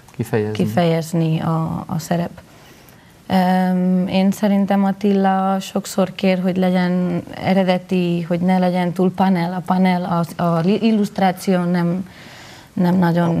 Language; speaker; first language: Hungarian; non-native, learner; Spanish